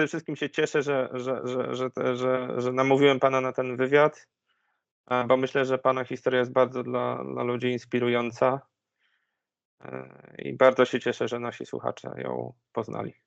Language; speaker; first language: Polish; native; Polish